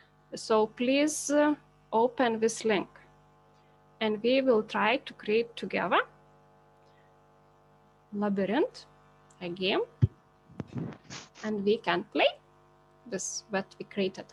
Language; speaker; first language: English; non-native, learner; Lithuanian